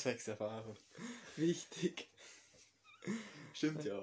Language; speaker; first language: German; native; German